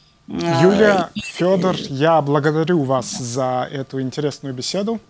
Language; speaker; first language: Russian; native; Russian